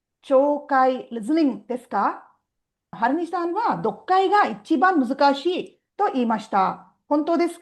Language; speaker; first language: Japanese; non-native, fluent; Tamil